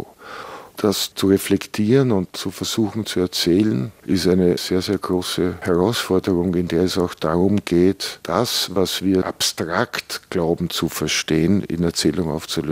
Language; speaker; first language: German; native; German